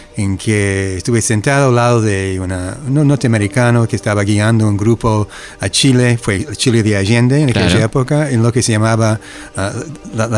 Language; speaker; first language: Spanish; non-native, fluent; English